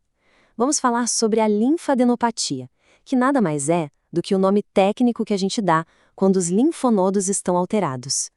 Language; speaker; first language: Portuguese; native; Portuguese